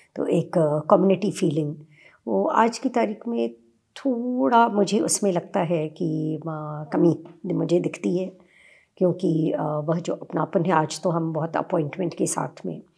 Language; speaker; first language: Hindi; native; Hindi